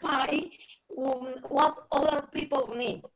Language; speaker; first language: English; non-native, learner; Spanish